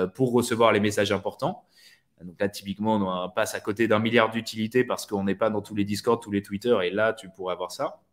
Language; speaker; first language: French; native; French